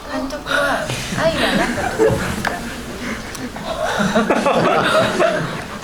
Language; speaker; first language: Japanese; non-native, fluent; Korean